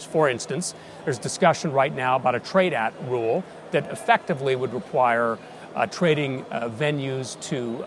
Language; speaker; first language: English; native; English